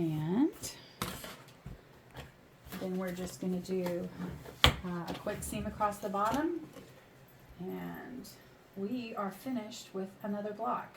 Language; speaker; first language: English; native; English